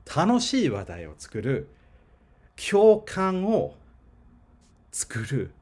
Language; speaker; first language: Japanese; non-native, fluent; English